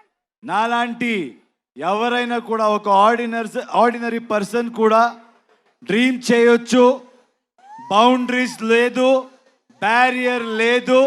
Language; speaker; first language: Telugu; non-native, learner; Kannada